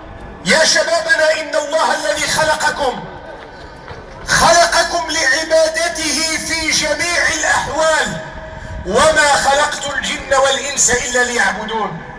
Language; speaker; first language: Arabic; native; Arabic